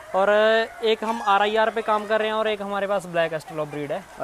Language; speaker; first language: Hindi; native; Hindi